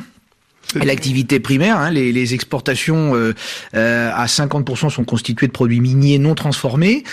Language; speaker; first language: French; native; French